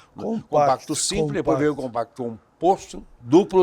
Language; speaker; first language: Portuguese; native; Portuguese